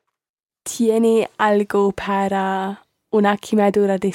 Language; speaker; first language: Spanish; non-native, learner; English